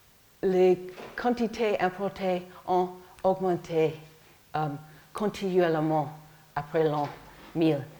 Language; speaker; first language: French; non-native, learner; English